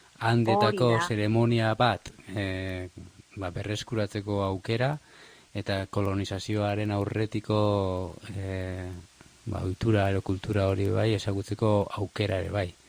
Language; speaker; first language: Basque; native; Basque